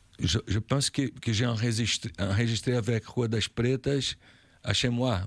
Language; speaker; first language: French; non-native, learner; Portuguese